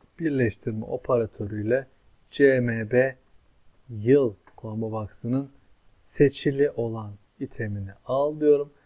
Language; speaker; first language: Turkish; native; Turkish